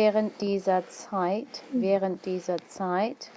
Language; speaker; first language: German; non-native, fluent; English